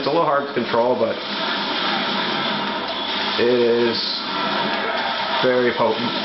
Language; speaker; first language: English; native; English